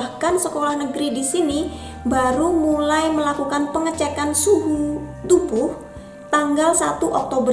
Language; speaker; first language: Indonesian; native; Indonesian